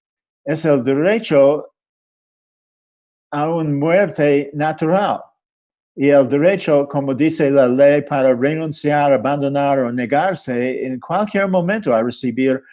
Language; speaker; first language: Spanish; non-native, fluent; English